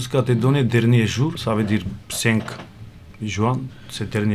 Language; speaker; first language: French; non-native, learner; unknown